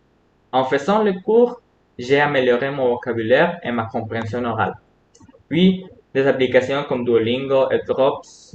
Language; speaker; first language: French; non-native, fluent; Spanish